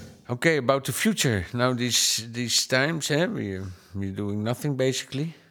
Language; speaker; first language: English; non-native, fluent; Dutch